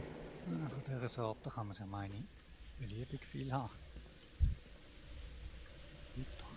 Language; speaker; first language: German; native; German